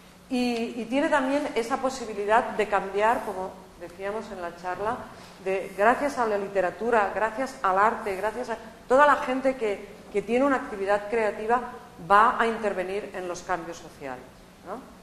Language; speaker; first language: Spanish; native; Spanish